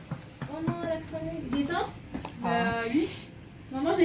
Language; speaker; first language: French; native; French